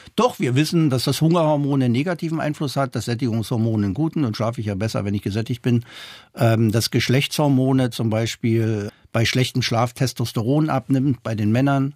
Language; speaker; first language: German; non-native, fluent; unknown